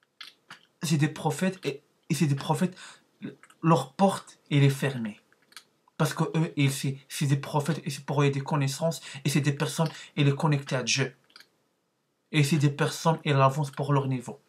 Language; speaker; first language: French; non-native, learner; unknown